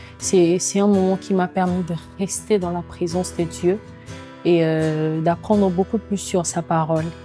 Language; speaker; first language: French; non-native, local second language; Lingala